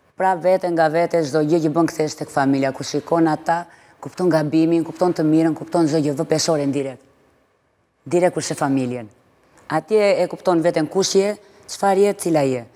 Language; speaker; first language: Albanian; early bilingual, heritage; Albanian